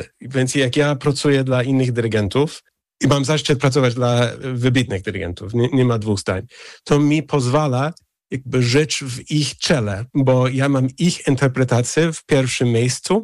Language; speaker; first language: Polish; non-native, fluent; English